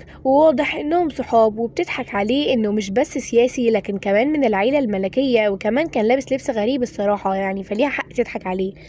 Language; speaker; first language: Arabic; native; Arabic